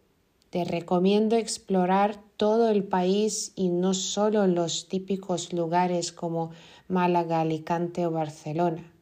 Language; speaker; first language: Spanish; non-native, fluent; Lithuanian